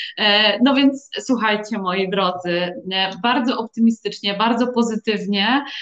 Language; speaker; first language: Polish; native; Polish